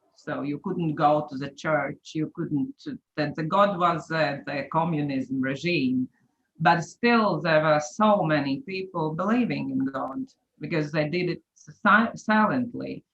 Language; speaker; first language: English; non-native, fluent; Latvian